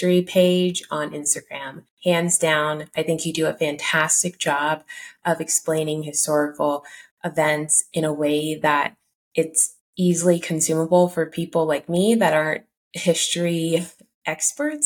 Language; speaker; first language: English; early bilingual, other home language; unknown